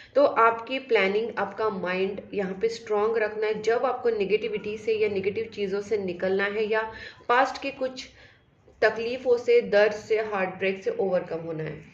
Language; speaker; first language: Hindi; non-native, local second language; Marathi